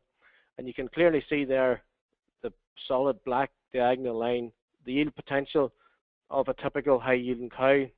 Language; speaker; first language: English; native; English